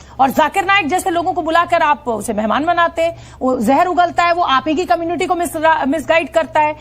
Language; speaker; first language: Hindi; native; Hindi